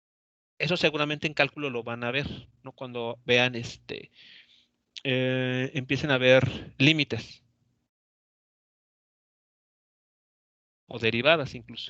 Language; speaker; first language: Spanish; native; Spanish